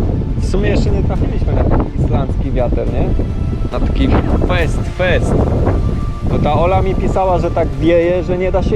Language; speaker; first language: Polish; native; Polish